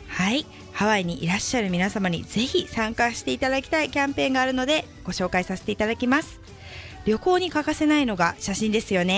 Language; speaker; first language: Japanese; native; Japanese